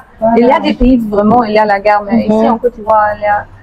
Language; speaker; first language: French; non-native, fluent; German